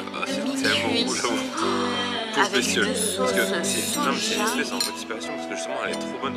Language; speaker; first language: French; native; French